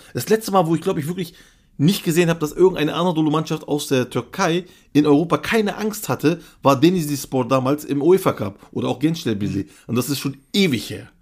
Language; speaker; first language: German; early bilingual, other home language; Turkish